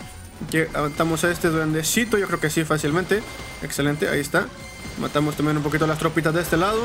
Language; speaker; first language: Spanish; native; Spanish